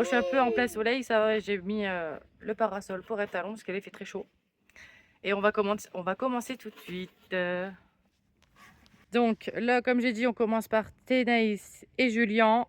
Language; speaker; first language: French; native; French